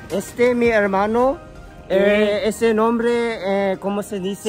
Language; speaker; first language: Spanish; non-native, learner; Cebuano